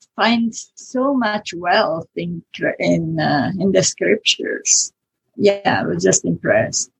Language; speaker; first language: English; non-native, fluent; Italian